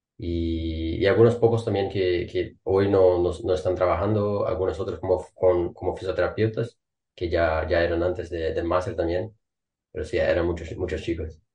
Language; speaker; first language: Spanish; non-native, fluent; Portuguese